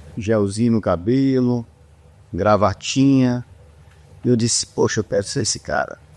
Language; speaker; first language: Portuguese; native; Portuguese